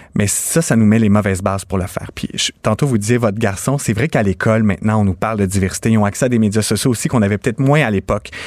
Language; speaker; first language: French; native; French